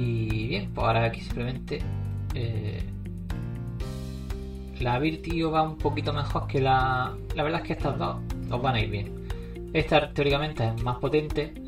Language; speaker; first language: Spanish; native; Spanish